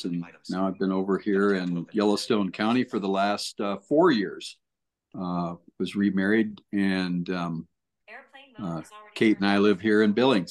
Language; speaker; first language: English; native; English